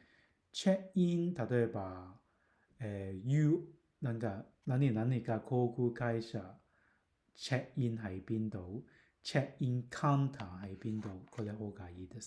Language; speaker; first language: Japanese; non-native, fluent; Cantonese